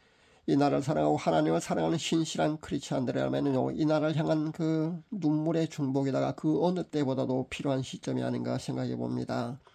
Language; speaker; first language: Korean; native; Korean